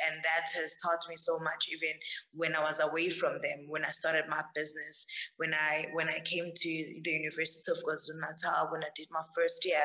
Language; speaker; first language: English; non-native, local second language; Zulu